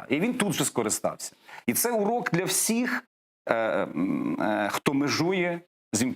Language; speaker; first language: Ukrainian; native; Ukrainian